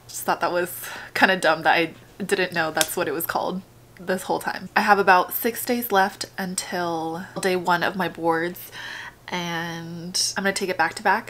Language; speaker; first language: English; early bilingual, other home language; Spanish